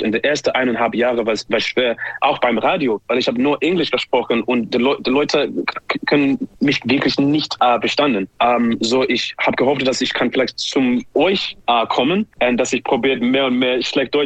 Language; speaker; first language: German; non-native, learner; English